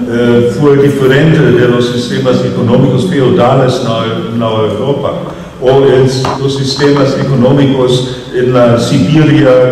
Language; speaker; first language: Spanish; non-native, fluent; German